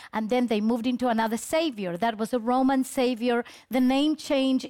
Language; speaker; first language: English; early bilingual, other home language; Spanish